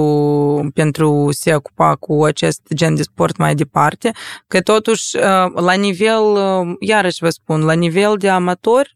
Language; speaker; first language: Romanian; non-native, local second language; Russian